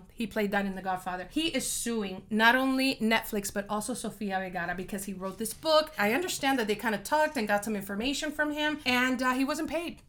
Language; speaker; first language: English; native; English